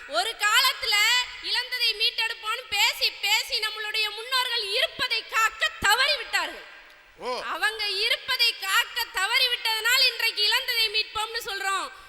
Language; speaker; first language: Tamil; native; Tamil